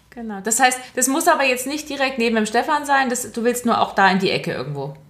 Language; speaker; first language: German; native; German